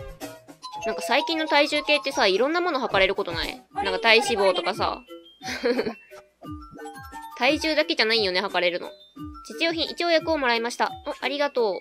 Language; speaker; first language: Japanese; native; Japanese